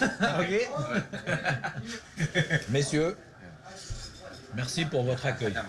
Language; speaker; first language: French; native; French